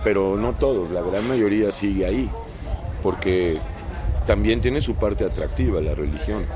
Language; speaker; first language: Spanish; native; Spanish